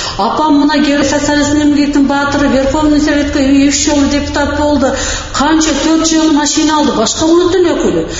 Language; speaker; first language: Kyrgyz; non-native, local second language; Karachay-Balkar